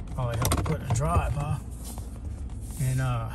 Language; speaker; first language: English; native; English